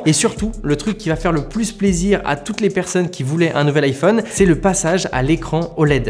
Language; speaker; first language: French; native; French